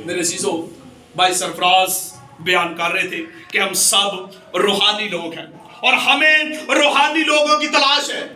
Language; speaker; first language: Urdu; non-native, local second language; Punjabi